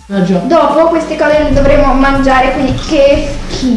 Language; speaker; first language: Italian; native; Italian